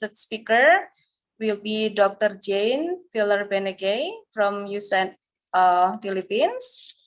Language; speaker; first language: English; non-native, fluent; Indonesian